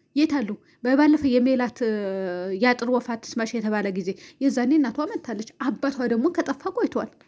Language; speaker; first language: Amharic; native; Amharic